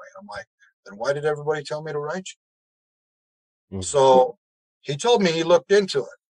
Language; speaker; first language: English; native; English